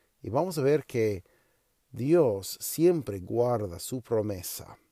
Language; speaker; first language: Spanish; non-native, learner; English